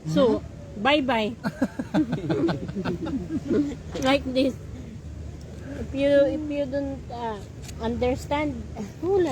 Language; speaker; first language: English; non-native, learner; Filipino